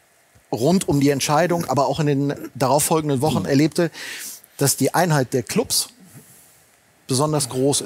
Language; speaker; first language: German; native; German